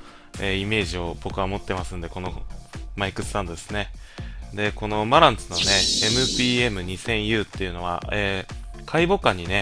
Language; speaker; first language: Japanese; native; Japanese